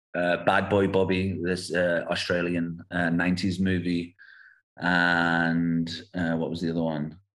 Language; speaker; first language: English; native; English